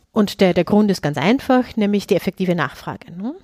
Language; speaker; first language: German; native; German